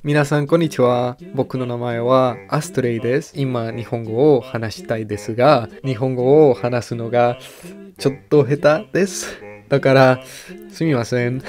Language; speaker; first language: Japanese; non-native, learner; English